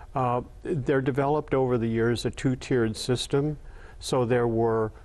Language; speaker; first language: English; native; English